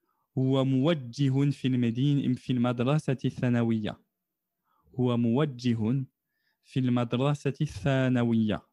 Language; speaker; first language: Arabic; non-native, fluent; French